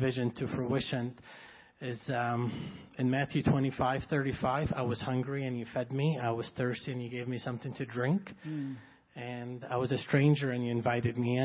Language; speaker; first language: English; non-native, fluent; Arabic